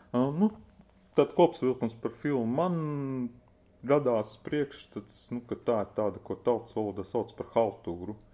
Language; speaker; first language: Latvian; native; Latvian